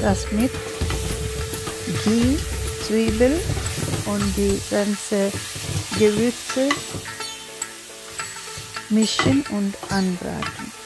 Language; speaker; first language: German; non-native, learner; Tulu